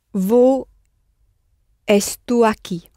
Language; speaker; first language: Portuguese; non-native, learner; English